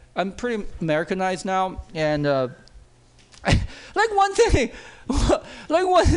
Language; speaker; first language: English; non-native, fluent; Chinese